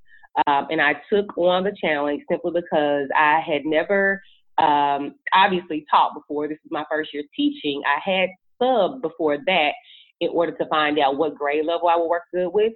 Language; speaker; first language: English; native; English